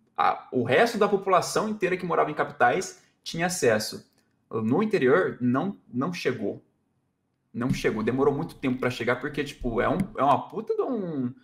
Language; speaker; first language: Portuguese; native; Portuguese